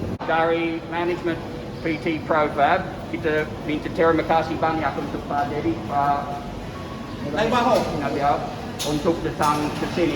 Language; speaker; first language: Indonesian; non-native, learner; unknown